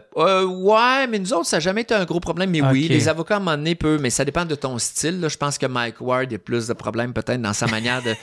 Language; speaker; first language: French; native; French